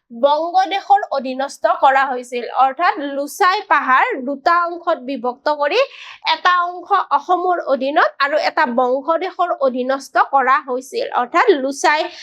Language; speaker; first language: Assamese; native; Assamese